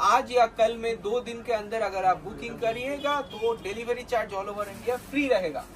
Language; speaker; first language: Hindi; non-native, local second language; Bangla